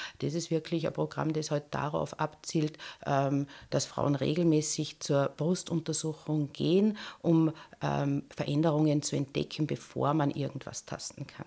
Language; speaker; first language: German; native; German